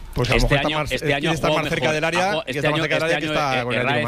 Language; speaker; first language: Spanish; native; Spanish